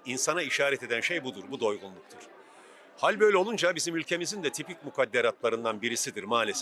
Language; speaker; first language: Turkish; native; Turkish